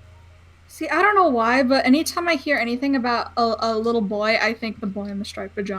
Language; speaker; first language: English; native; English